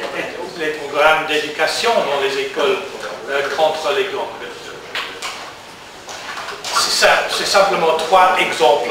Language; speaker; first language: French; non-native, learner; English